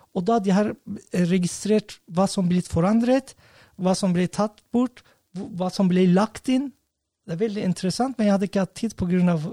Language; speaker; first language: Norwegian; non-native, fluent; Turkish